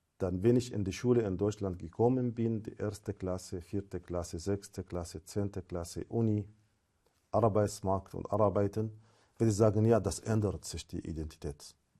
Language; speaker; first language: German; non-native, fluent; Arabic